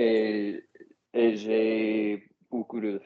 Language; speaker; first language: French; non-native, learner; English